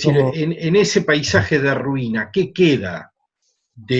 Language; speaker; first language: Spanish; native; Spanish